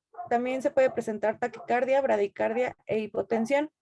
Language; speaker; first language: Spanish; native; Spanish